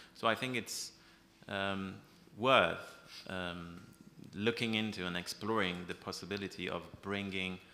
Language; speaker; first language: English; non-native, fluent; Persian